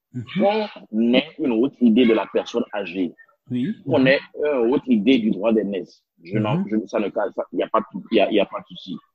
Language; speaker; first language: French; non-native, local second language; Spanish